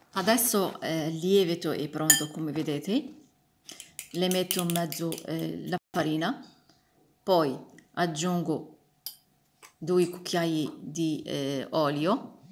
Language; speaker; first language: Italian; non-native, learner; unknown